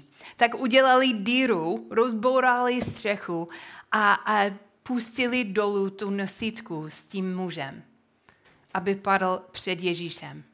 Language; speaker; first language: Czech; non-native, fluent; English